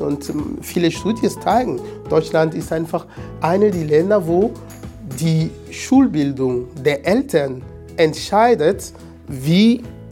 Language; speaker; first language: German; non-native, fluent; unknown